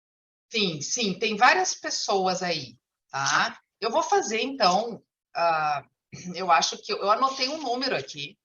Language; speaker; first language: Portuguese; native; Portuguese